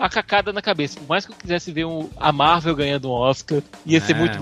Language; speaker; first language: Portuguese; native; Portuguese